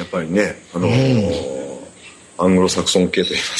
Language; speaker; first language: Japanese; native; Japanese